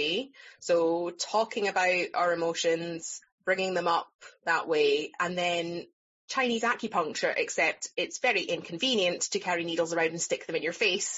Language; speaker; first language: English; native; English